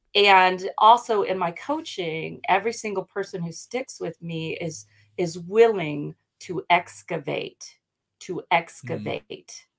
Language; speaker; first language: English; native; English